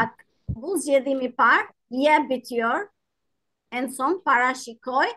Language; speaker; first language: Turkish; non-native, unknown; Albanian